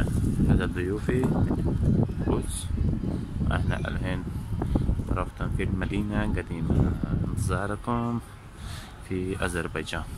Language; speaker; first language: Arabic; non-native, learner; Azerbaijani